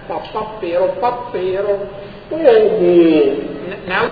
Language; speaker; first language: English; non-native, fluent; Italian